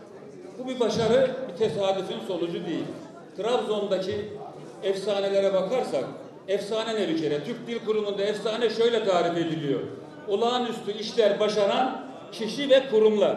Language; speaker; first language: Turkish; native; Turkish